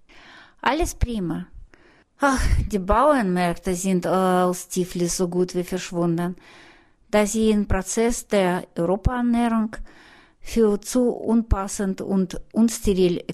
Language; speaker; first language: German; non-native, fluent; Russian